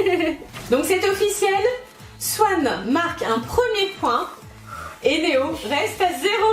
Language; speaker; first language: French; native; French